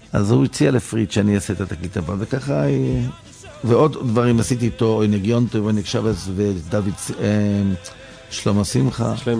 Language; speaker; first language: Hebrew; early bilingual, other home language; Yiddish